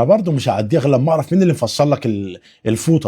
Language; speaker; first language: Arabic; native; Arabic